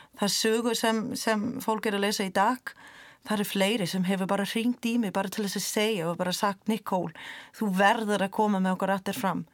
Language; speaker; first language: Icelandic; non-native, fluent; English